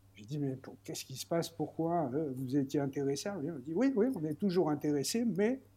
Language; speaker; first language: French; native; French